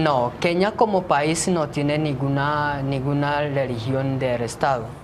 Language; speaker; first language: Spanish; non-native, fluent; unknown